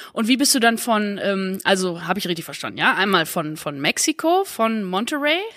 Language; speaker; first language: German; native; German